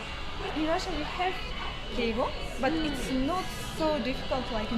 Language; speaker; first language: English; non-native, learner; Russian